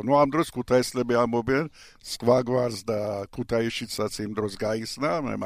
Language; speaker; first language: Georgian; non-native, local second language; Russian